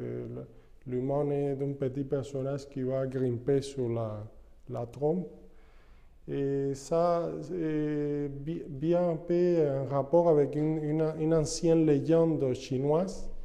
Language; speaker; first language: French; non-native, fluent; Spanish